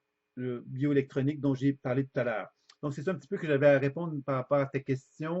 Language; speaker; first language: French; native; French